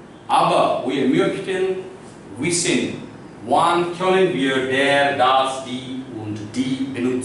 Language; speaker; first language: German; non-native, learner; Hindi